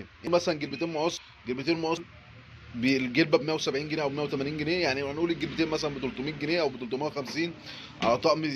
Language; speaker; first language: Arabic; native; Arabic